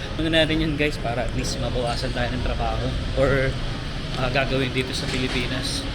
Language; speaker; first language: Filipino; native; Filipino